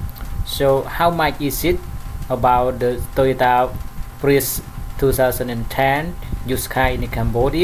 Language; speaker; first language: English; non-native, learner; Khmer